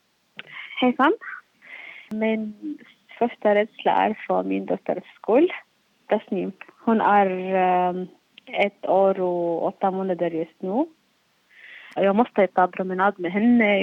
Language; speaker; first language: Swedish; non-native, fluent; Arabic